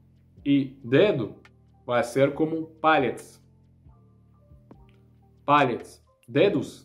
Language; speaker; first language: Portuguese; non-native, learner; Russian